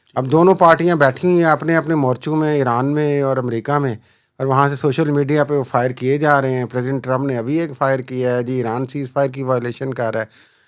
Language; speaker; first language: Urdu; non-native, local second language; Punjabi